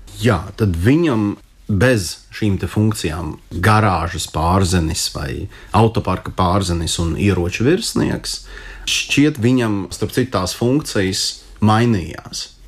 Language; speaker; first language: Latvian; non-native, local second language; Russian